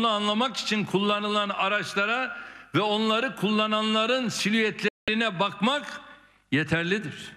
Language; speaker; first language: Turkish; native; Turkish